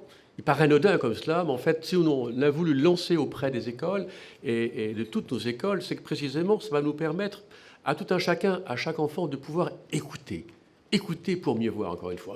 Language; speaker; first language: French; native; French